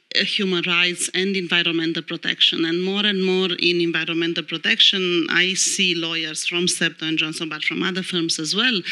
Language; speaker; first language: English; non-native, fluent; Romanian